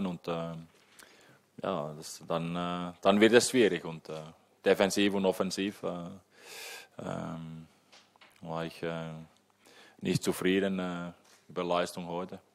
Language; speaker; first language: German; non-native, fluent; Finnish